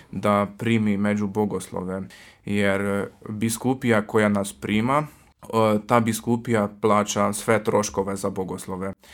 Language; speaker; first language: Croatian; early bilingual, heritage; Croatian